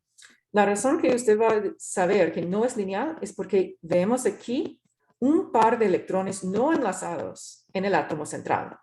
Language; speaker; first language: Spanish; non-native, fluent; English